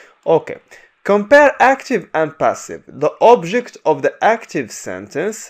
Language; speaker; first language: English; non-native, fluent; Arabic